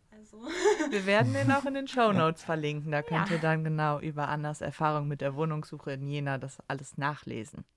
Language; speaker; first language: German; native; German